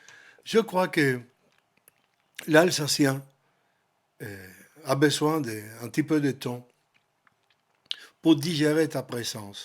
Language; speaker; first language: French; non-native, learner; Spanish